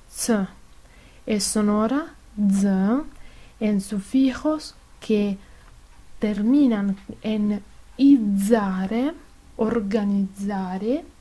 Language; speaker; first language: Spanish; non-native, fluent; Italian